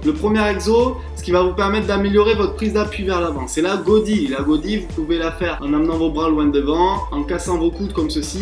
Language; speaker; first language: French; native; French